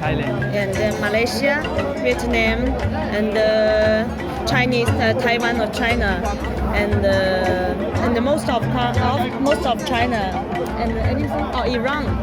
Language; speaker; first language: English; non-native, learner; Chinese